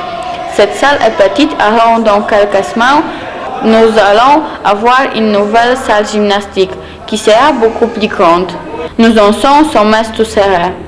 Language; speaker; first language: French; non-native, learner; Polish